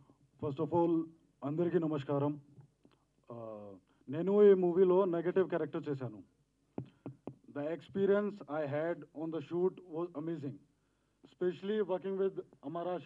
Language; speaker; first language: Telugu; non-native, learner; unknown